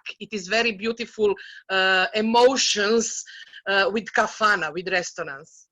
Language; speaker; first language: English; non-native, learner; Serbian